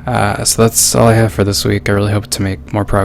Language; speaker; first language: English; native; English